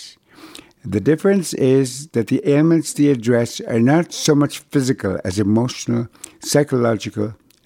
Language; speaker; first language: English; non-native, fluent; Cree